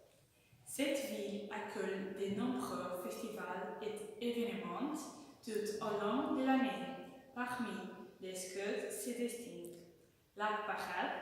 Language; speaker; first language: French; non-native, learner; Portuguese